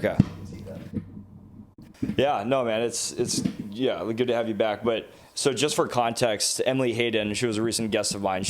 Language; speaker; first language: English; native; English